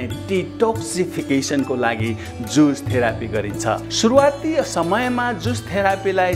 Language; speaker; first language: Nepali; native; Nepali